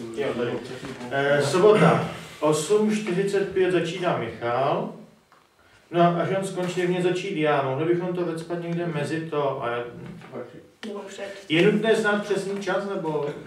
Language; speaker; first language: Czech; native; Czech